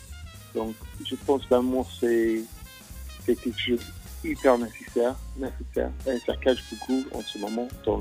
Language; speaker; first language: French; non-native, fluent; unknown